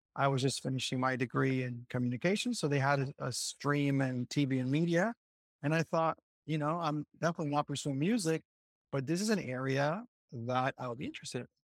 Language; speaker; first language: English; non-native, fluent; Spanish